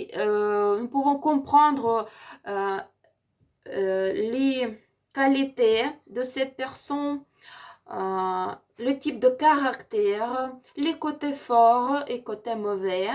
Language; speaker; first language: French; non-native, learner; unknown